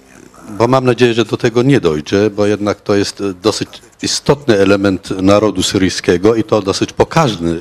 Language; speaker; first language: Polish; non-native, fluent; Arabic